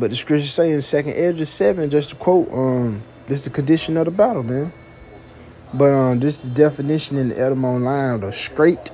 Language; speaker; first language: English; native; English